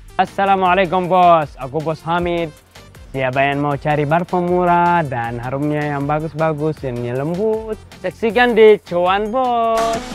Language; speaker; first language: Indonesian; non-native, learner; Arabic